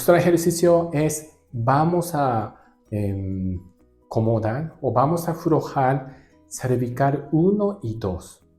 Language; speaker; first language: Spanish; non-native, learner; Japanese